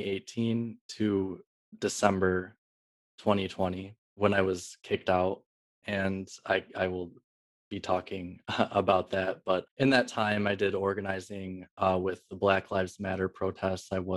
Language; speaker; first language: English; native; English